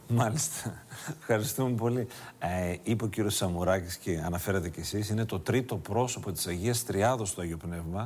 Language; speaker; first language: Greek; native; Greek